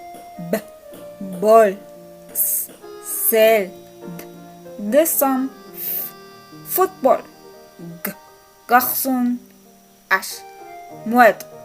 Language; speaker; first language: French; non-native, learner; Spanish